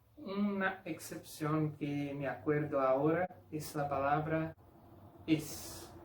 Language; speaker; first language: Spanish; non-native, fluent; Portuguese